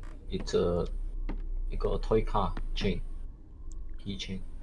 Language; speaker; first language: English; non-native, local second language; Chinese